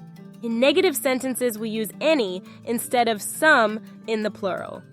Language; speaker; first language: English; non-native, fluent; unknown